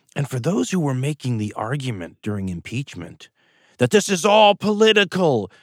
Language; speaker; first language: English; native; English